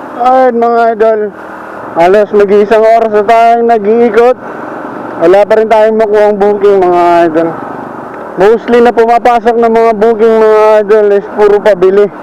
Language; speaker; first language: Filipino; non-native, local second language; Waray